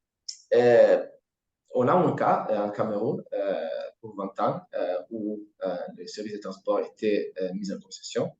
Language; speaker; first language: French; non-native, fluent; Italian